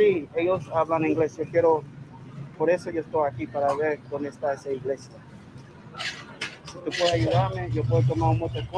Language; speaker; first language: Spanish; non-native, learner; English